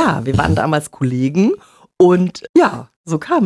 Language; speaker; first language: German; native; German